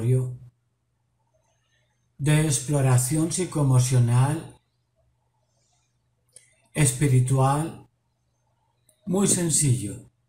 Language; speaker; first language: Spanish; native; Spanish